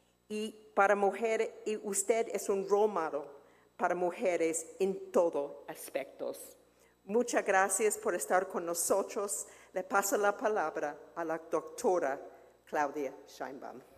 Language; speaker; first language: Spanish; non-native, fluent; English